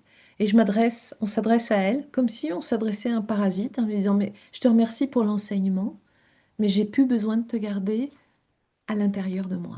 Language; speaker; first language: French; native; French